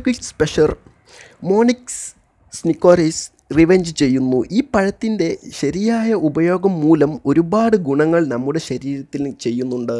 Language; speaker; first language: Malayalam; native; Malayalam